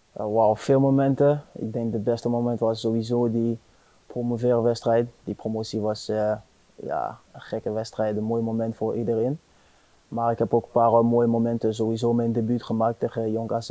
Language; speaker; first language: Dutch; non-native, fluent; French